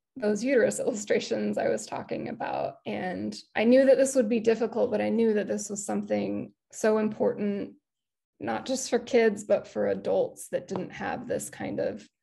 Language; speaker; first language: English; native; English